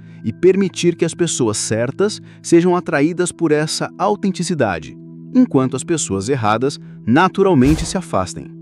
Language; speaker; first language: Portuguese; native; Portuguese